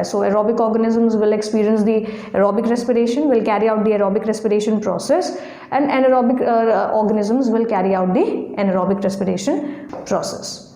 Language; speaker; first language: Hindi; native; Hindi